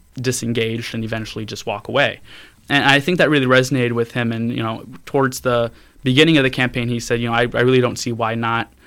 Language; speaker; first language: English; native; English